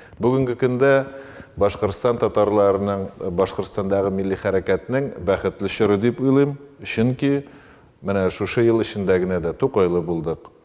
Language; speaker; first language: Tatar; native; Tatar